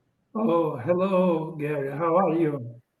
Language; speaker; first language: English; non-native, learner; Portuguese